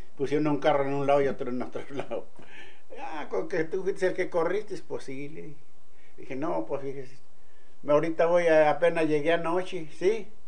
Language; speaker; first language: Spanish; native; Spanish